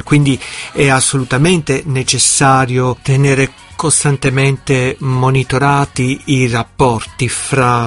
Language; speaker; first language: Italian; native; Italian